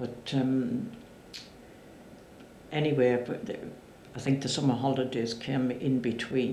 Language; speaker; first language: English; native; English